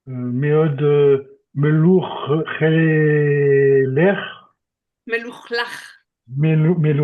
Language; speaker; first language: Hebrew; non-native, learner; French